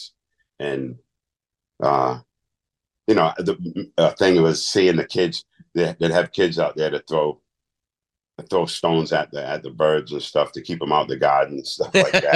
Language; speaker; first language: English; native; English